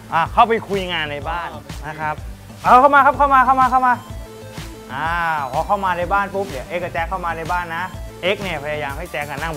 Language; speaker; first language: Thai; native; Thai